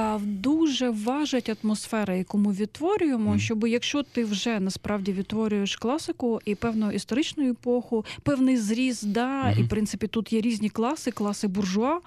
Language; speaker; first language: Ukrainian; native; Ukrainian